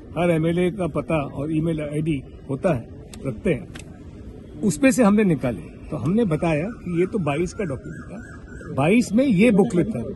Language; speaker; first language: Hindi; non-native, local second language; Sindhi